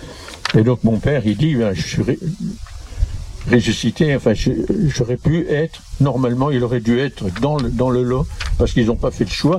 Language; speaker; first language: French; native; French